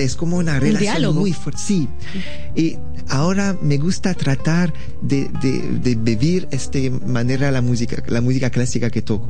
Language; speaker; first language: Spanish; non-native, learner; French